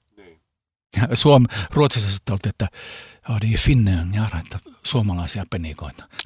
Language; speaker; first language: Finnish; early bilingual, heritage; Finnish